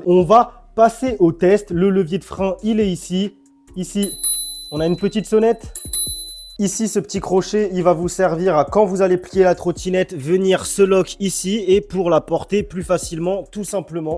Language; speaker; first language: French; native; French